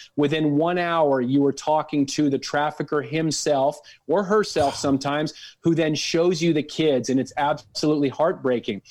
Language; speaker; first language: English; native; English